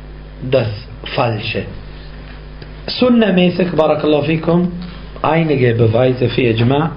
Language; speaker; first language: German; non-native, fluent; Arabic